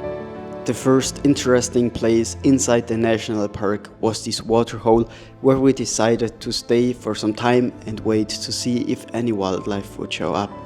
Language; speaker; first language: English; non-native, fluent; German